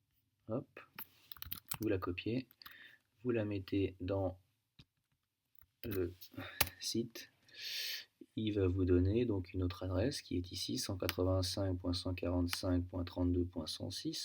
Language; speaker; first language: French; native; French